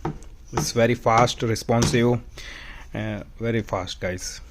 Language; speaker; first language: English; non-native, fluent; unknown